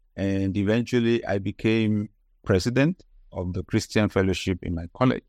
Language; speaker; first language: English; non-native, local second language; Yoruba